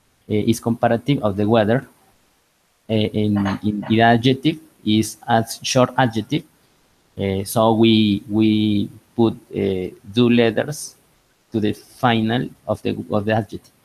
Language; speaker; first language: English; non-native, learner; Spanish